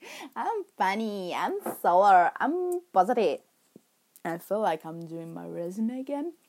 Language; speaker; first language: English; non-native, fluent; Italian